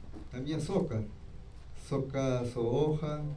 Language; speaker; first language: Spanish; non-native, local second language; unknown